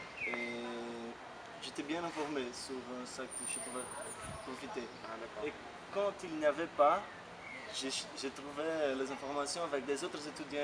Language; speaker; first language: French; non-native, fluent; Portuguese